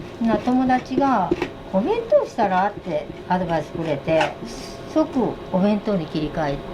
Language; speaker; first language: Japanese; native; Japanese